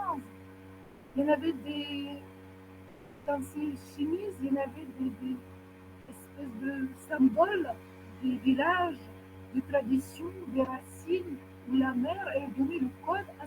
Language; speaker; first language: French; non-native, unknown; Ukrainian